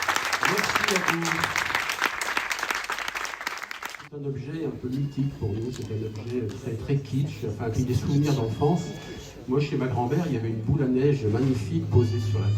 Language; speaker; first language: French; native; French